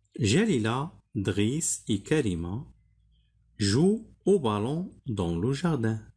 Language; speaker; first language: French; non-native, local second language; Arabic